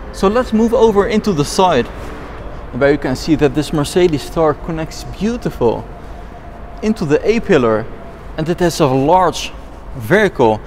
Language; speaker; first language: English; non-native, fluent; Dutch